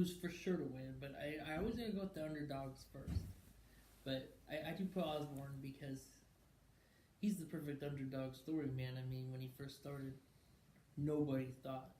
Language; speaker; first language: English; native; English